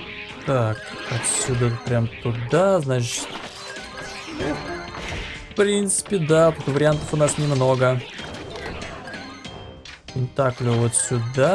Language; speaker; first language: Russian; native; Russian